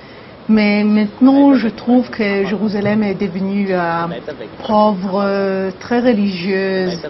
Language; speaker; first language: French; non-native, learner; Hebrew